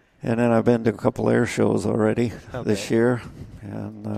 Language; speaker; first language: English; native; English